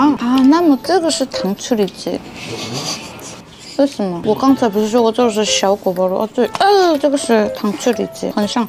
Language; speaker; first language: Chinese; non-native, fluent; Korean